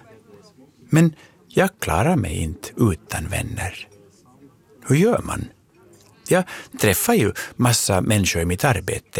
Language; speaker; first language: Swedish; native; Swedish